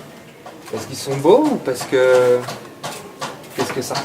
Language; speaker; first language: French; native; French